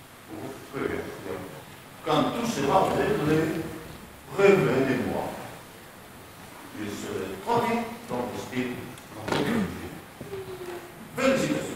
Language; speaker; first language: French; non-native, learner; Spanish